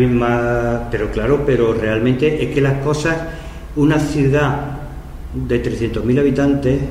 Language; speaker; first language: Spanish; native; Spanish